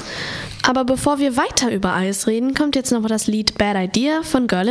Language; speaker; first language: German; native; German